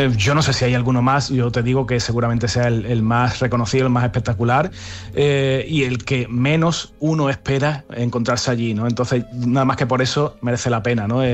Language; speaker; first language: Spanish; native; Spanish